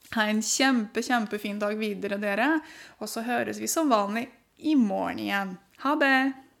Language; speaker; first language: Norwegian; non-native, fluent; Romanian